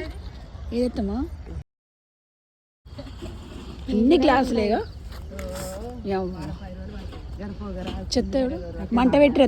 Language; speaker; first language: Telugu; native; Telugu